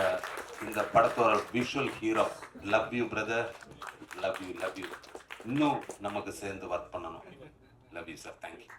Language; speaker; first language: Tamil; non-native, learner; Malayalam